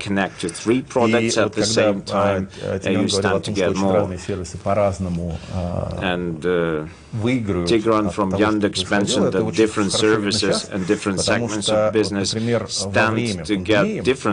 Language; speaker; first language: Russian; native; Russian